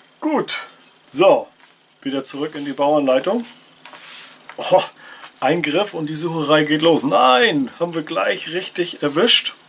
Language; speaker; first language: German; native; German